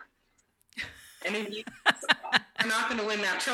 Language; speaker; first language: English; native; English